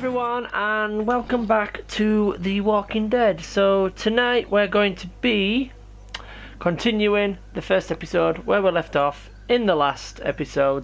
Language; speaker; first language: English; native; English